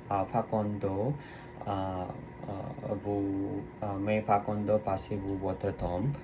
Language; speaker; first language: French; non-native, learner; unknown